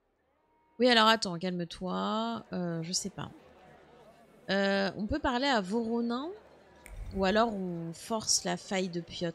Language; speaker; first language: French; native; French